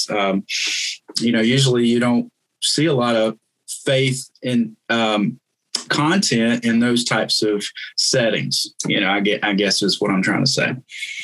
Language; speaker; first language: English; native; English